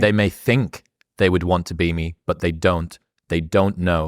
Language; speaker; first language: English; native; English